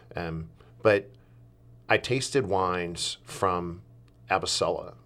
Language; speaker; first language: English; native; English